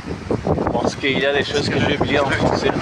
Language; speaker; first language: French; non-native, learner; Portuguese